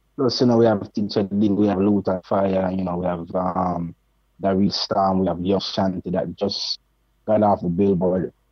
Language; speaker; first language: English; non-native, local second language; Jamaican Creole English